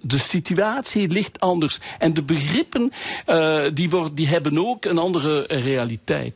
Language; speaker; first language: Dutch; non-native, local second language; French